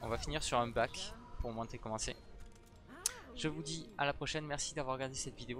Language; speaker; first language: French; native; French